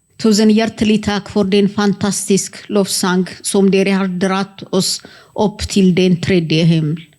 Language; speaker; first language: Norwegian; non-native, fluent; Amharic